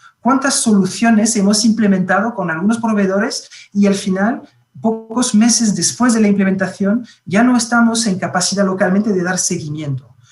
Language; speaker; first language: Spanish; non-native, fluent; French